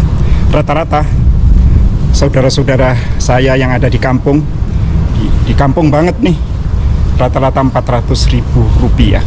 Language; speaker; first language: Indonesian; native; Indonesian